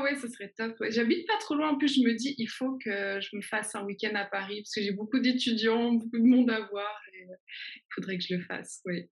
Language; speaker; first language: French; native; French